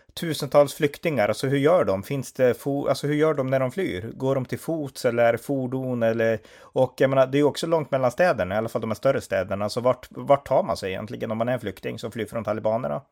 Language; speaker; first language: Swedish; native; Swedish